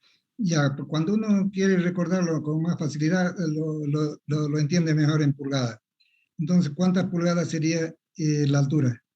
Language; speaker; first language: Spanish; native; Spanish